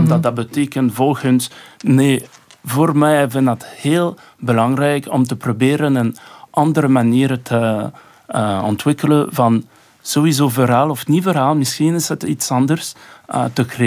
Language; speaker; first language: Dutch; non-native, local second language; French